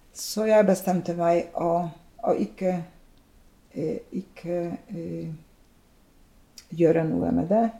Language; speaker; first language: Norwegian; non-native, fluent; Polish